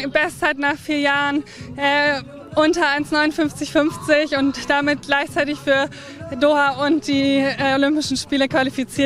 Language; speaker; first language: German; native; German